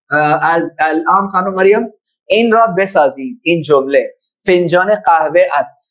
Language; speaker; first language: Persian; non-native, fluent; Urdu